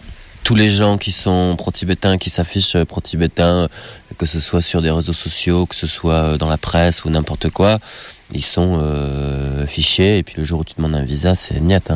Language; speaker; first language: French; native; French